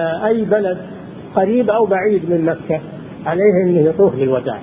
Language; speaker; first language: Arabic; native; Arabic